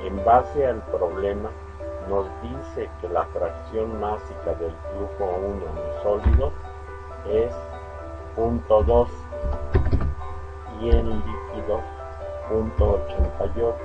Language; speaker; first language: Spanish; native; Spanish